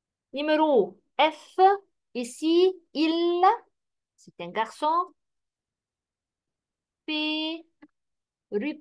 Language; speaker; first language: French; non-native, fluent; Arabic